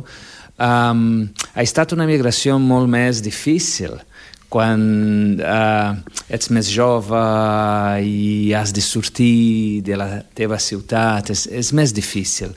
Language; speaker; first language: Catalan; non-native, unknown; Portuguese